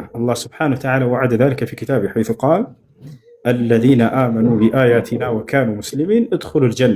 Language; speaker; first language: Arabic; non-native, fluent; Amharic